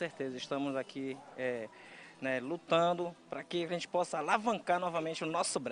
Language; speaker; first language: Portuguese; native; Portuguese